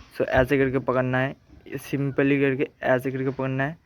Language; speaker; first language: Hindi; non-native, local second language; Bangla